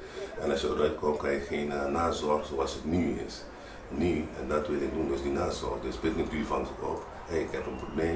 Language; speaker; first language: Dutch; non-native, fluent; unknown